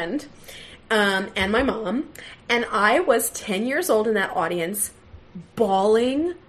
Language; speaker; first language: English; native; English